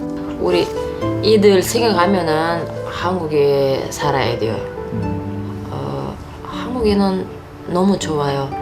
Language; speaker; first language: Korean; non-native, learner; Russian